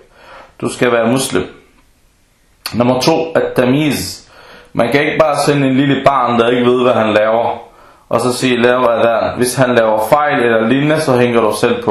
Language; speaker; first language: Danish; early bilingual, other home language; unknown